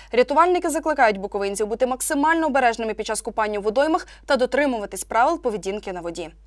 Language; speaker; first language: Ukrainian; native; Ukrainian